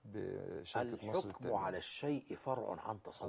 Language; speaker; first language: Arabic; native; Arabic